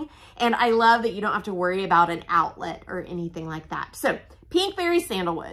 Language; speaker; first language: English; native; English